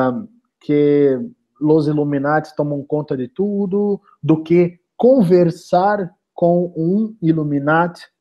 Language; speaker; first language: Spanish; non-native, learner; Portuguese